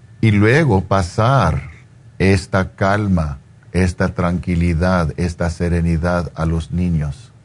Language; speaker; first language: Spanish; early bilingual, heritage; Spanish